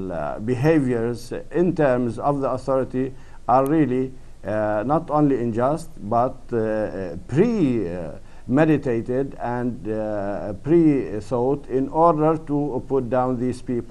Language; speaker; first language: English; non-native, fluent; Arabic